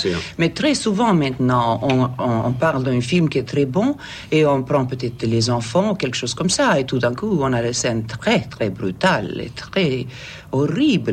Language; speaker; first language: French; non-native, fluent; Swedish